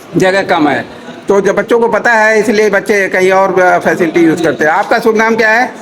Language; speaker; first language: Hindi; native; Hindi